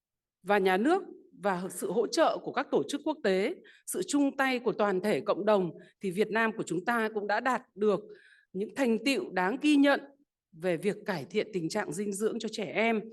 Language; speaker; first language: Vietnamese; native; Vietnamese